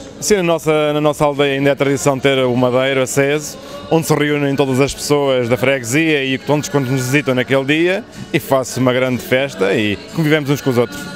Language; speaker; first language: Portuguese; native; Portuguese